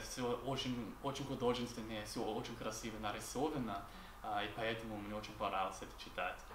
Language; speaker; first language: Russian; non-native, learner; English